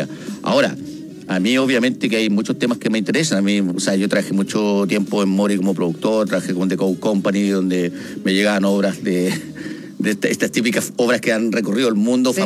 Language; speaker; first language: Spanish; native; Spanish